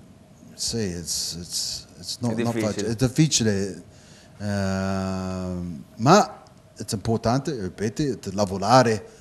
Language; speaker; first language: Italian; non-native, learner; English